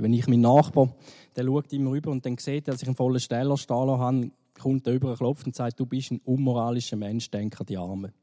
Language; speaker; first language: German; native; German